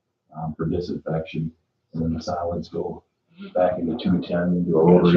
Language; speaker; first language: English; native; English